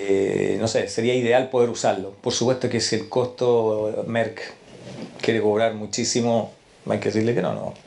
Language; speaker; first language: Spanish; native; Spanish